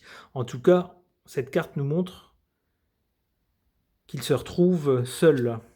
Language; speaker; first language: French; native; French